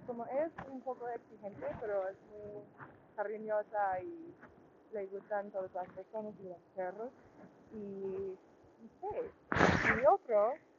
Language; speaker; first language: Spanish; non-native, learner; English